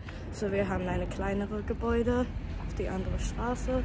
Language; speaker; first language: German; non-native, learner; Swedish